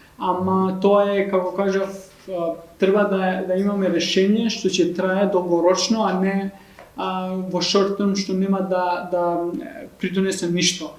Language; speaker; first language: Macedonian; non-native, local second language; Albanian